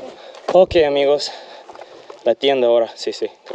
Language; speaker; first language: Spanish; non-native, learner; English